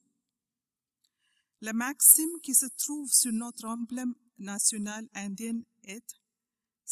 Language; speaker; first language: French; non-native, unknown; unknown